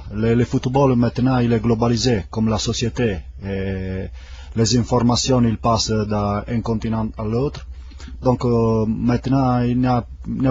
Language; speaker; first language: French; non-native, fluent; Italian